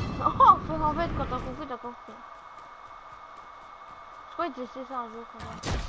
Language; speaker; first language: French; native; French